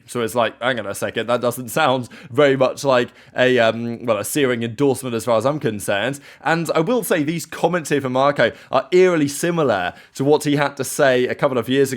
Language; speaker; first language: English; native; English